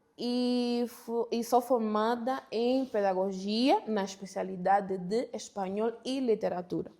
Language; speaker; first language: Portuguese; non-native, fluent; Spanish